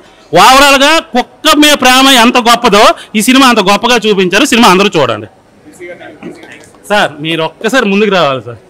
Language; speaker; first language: Telugu; native; Telugu